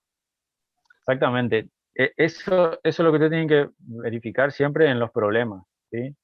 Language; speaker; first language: Spanish; native; Spanish